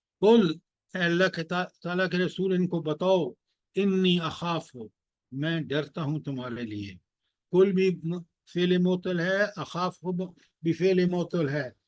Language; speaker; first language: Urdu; native; Urdu